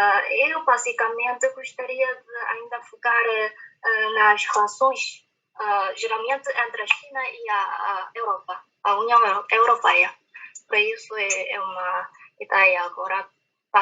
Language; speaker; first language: Portuguese; non-native, fluent; Chinese